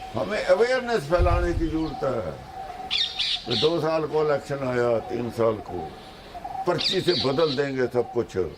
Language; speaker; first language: Hindi; non-native, local second language; Punjabi